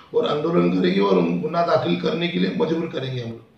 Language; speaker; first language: Hindi; non-native, local second language; Marathi